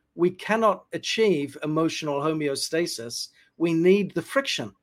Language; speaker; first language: English; native; English